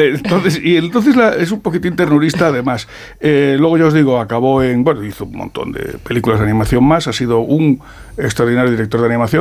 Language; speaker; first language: Spanish; native; Spanish